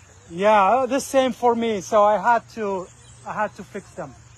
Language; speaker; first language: English; non-native, fluent; Arabic